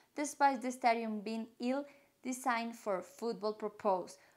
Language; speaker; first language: English; non-native, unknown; Spanish